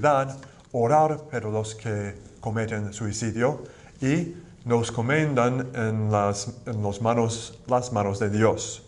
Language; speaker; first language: Spanish; non-native, fluent; English